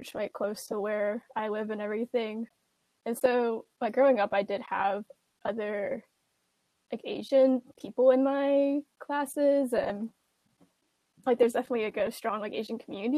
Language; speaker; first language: English; native; English